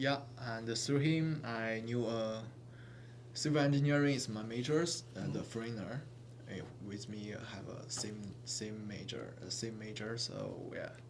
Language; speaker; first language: English; non-native, learner; Chinese